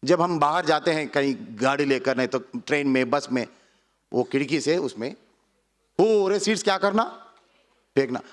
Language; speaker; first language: Hindi; non-native, local second language; Telugu